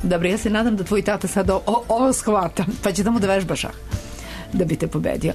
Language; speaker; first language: Serbian; native; Serbian